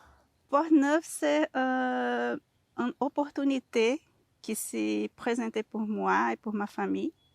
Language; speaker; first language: French; non-native, learner; Portuguese